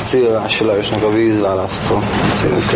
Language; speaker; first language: Hungarian; native; Hungarian